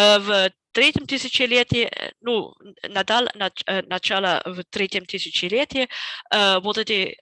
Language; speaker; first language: Russian; non-native, fluent; German